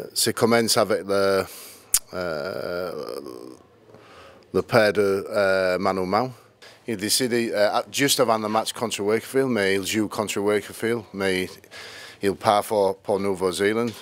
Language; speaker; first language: French; non-native, learner; English